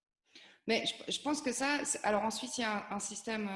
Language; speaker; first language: French; native; French